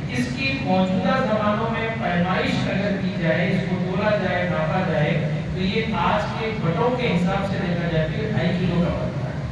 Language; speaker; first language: Urdu; native; Urdu